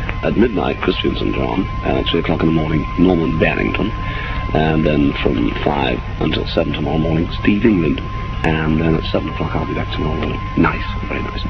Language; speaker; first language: English; native; English